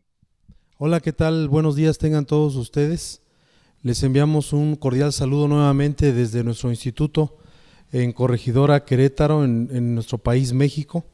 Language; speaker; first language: Spanish; native; Spanish